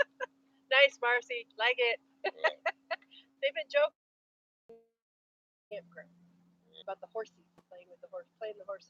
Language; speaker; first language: English; native; English